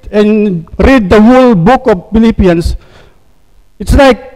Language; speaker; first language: English; non-native, local second language; Filipino